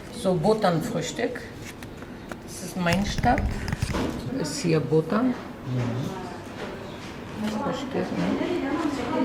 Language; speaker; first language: German; non-native, learner; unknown